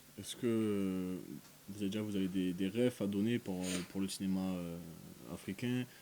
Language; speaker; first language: French; native; French